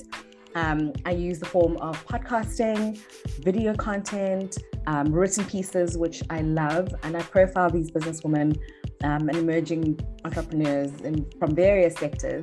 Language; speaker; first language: English; non-native, local second language; Xhosa